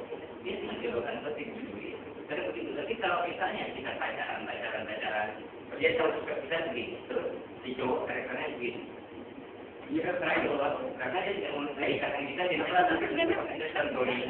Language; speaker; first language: Indonesian; non-native, learner; Hindi